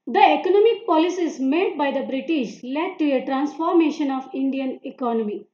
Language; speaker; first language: English; non-native, local second language; Kannada